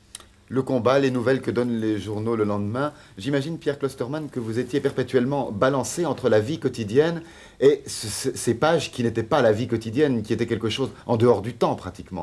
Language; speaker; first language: French; native; French